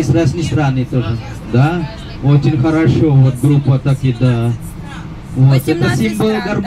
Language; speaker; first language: Russian; non-native, fluent; Balinese